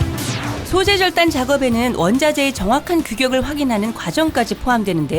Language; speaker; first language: Korean; native; Korean